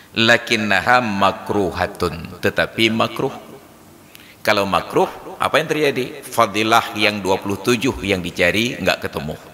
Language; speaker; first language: Malay; non-native, local second language; Achinese